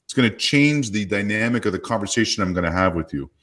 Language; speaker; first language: English; native; English